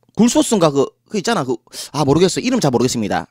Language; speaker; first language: Korean; native; Korean